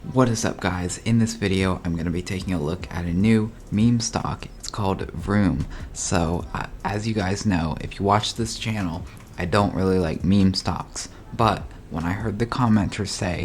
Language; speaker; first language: English; native; English